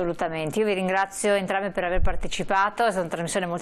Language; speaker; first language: Italian; native; Italian